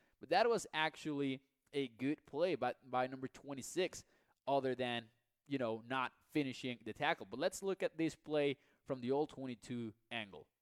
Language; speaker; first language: English; non-native, fluent; Spanish